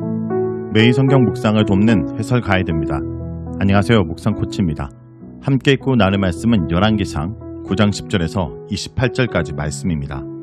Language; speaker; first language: Korean; native; Korean